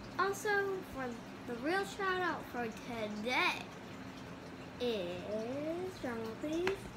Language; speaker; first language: English; native; English